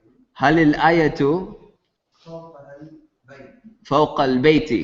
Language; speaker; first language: Arabic; non-native, fluent; English